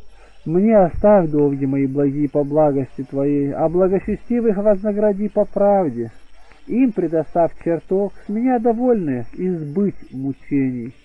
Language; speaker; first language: Russian; native; Russian